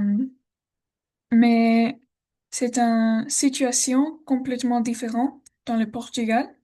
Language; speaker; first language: French; non-native, learner; English